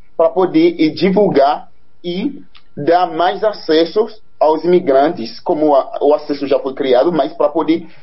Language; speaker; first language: Portuguese; non-native, fluent; Haitian Creole